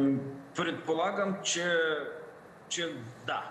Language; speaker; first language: Bulgarian; non-native, fluent; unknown